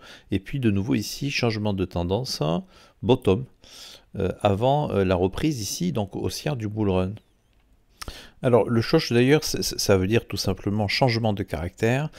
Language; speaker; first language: French; native; French